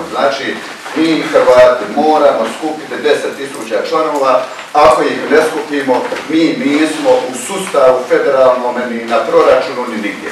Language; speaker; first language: Croatian; native; Croatian